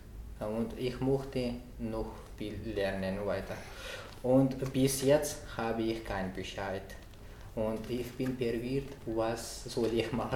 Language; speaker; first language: German; non-native, learner; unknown